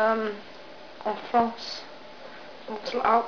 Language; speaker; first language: French; non-native, learner; English